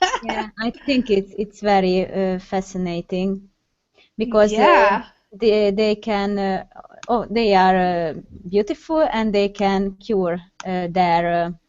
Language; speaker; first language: English; non-native, learner; Hungarian